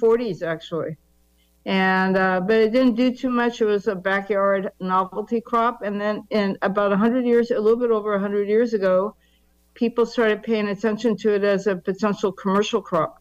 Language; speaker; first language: English; native; English